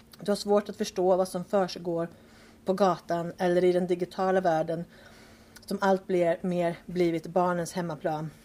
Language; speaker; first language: Swedish; early bilingual, other home language; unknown